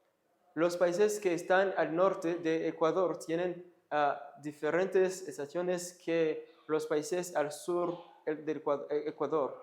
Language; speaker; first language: Spanish; non-native, fluent; Kinyarwanda